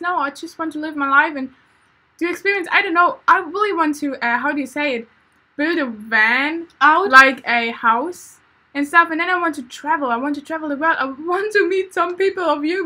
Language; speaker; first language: English; non-native, fluent; German